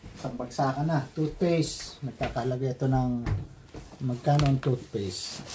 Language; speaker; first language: Filipino; native; Filipino